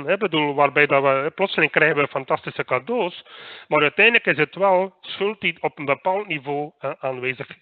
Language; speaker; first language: Dutch; native; Dutch